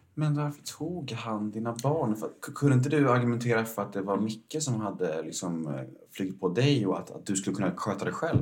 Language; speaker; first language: Swedish; native; Swedish